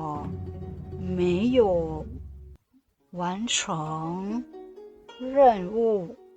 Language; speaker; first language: Chinese; non-native, fluent; Indonesian